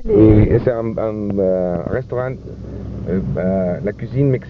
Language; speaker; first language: French; early bilingual, heritage; Spanish